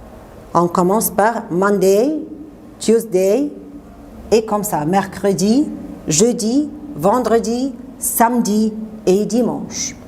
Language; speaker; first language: French; non-native, fluent; Arabic